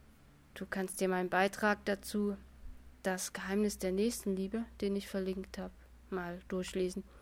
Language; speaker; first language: German; native; German